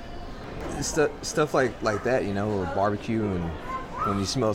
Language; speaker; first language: English; native; English